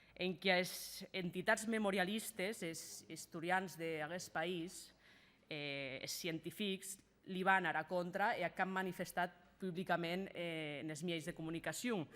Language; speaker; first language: Occitan; native; Occitan